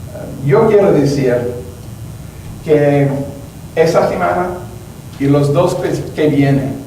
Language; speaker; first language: Spanish; non-native, learner; English